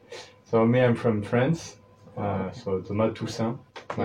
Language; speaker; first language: English; non-native, learner; French